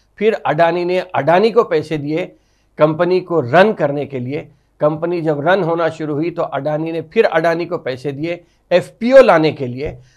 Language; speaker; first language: Hindi; non-native, local second language; Urdu